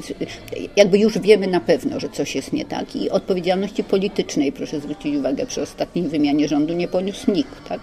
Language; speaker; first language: Polish; native; Polish